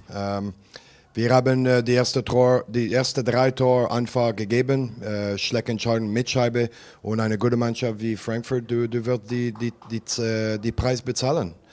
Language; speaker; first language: German; non-native, learner; French